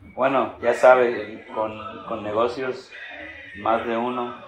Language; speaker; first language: Spanish; early bilingual, heritage; Spanish